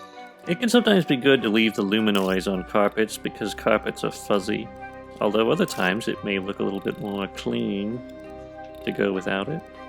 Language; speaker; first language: English; native; English